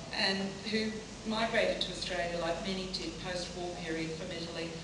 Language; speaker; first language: English; native; English